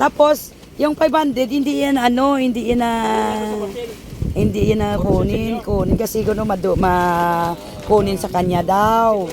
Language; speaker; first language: Filipino; non-native, local second language; Hiligaynon